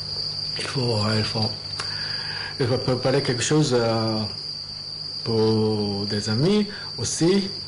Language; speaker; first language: French; non-native, learner; Japanese